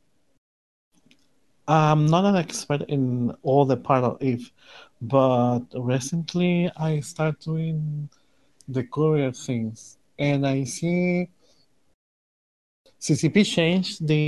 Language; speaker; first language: English; non-native, learner; Spanish